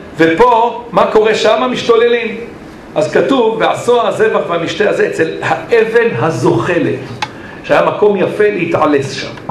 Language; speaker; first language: Hebrew; native; Hebrew